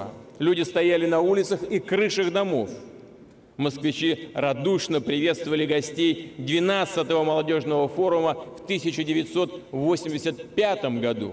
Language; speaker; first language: Russian; native; Russian